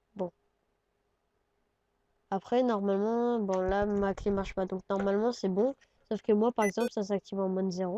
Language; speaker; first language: French; native; French